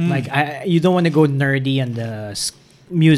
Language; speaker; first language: English; non-native, local second language; Filipino